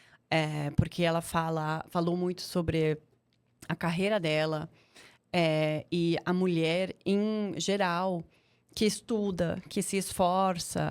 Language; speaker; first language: Portuguese; non-native, fluent; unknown